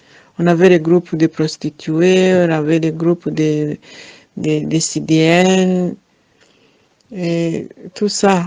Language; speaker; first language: French; non-native, fluent; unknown